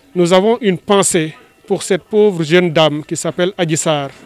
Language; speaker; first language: French; non-native, local second language; Wolof